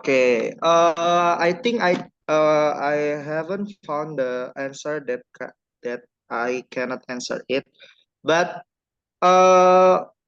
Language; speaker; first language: English; non-native, learner; Indonesian